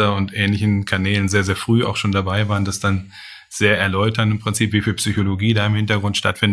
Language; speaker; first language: German; native; German